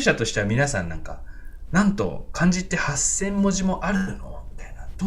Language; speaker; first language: Japanese; native; Japanese